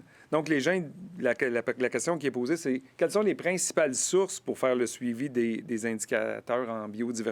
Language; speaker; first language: French; native; French